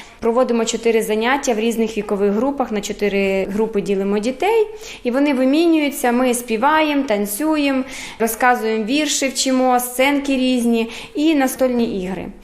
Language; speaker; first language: Ukrainian; early bilingual, heritage; Ukrainian